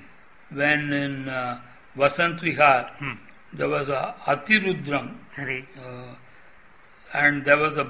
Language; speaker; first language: English; non-native, local second language; Tamil